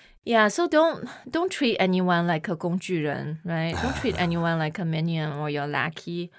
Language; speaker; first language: English; non-native, fluent; Chinese